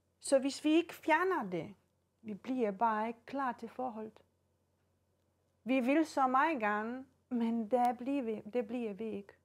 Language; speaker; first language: Danish; non-native, fluent; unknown